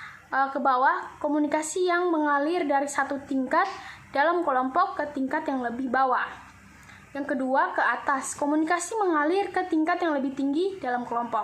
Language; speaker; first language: Indonesian; native; Indonesian